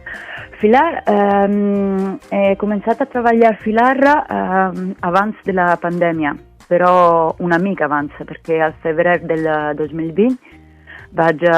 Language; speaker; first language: Catalan; non-native, fluent; Italian